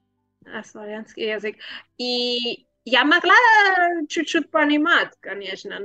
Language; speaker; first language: Russian; non-native, learner; Spanish